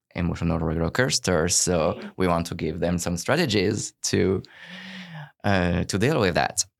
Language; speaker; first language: English; non-native, fluent; French